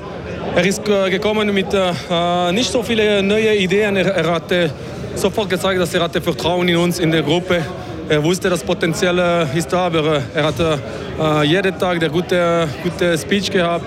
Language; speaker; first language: German; non-native, fluent; French